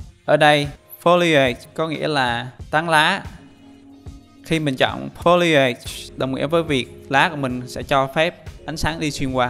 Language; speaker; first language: Vietnamese; native; Vietnamese